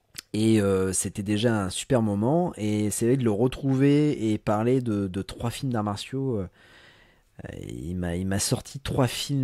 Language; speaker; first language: French; native; French